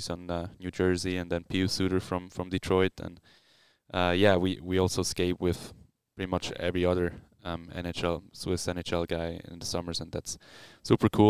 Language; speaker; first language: English; non-native, fluent; Swiss German